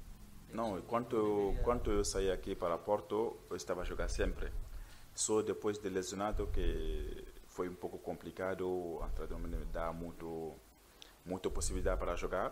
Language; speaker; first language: Portuguese; non-native, learner; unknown